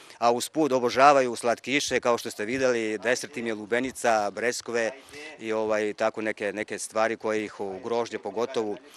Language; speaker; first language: Croatian; non-native, local second language; Slovak